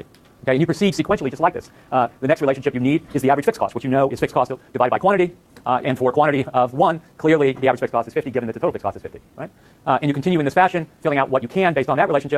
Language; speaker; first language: English; native; English